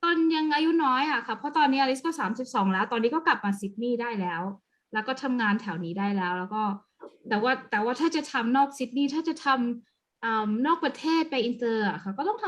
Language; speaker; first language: Thai; early bilingual, other home language; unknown